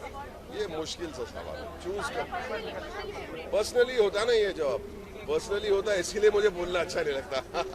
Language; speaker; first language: Hindi; native; Hindi